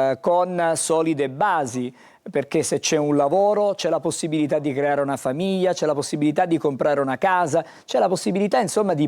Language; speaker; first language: Italian; native; Italian